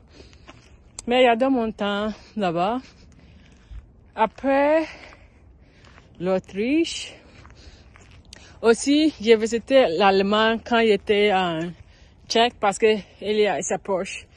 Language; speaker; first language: French; non-native, learner; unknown